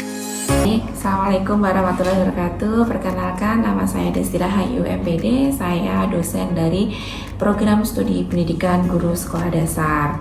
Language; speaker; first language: Indonesian; native; Indonesian